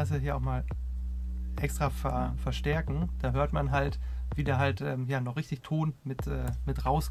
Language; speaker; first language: German; native; German